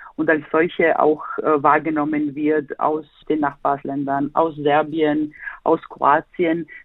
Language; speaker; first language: German; non-native, fluent; Bosnian